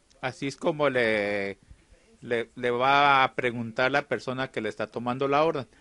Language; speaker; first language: Spanish; early bilingual, heritage; Spanish